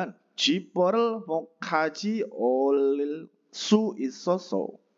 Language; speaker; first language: Korean; non-native, fluent; Indonesian